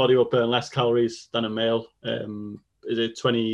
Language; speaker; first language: English; non-native, local second language; Welsh